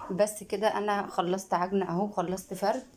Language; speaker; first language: Arabic; native; Arabic